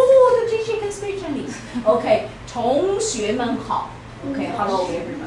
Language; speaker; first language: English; non-native, fluent; Chinese